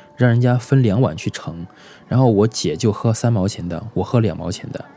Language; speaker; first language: Chinese; native; Chinese